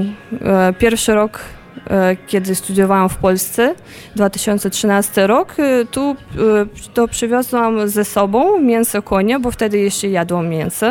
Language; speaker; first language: Polish; non-native, fluent; Russian